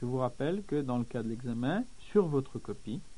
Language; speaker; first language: French; native; French